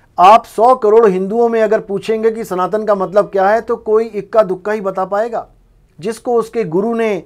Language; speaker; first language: Hindi; non-native, local second language; Punjabi